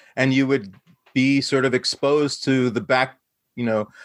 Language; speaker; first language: English; native; English